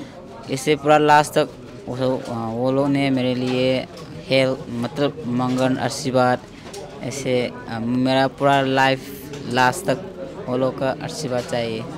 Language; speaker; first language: Hindi; non-native, local second language; Manipuri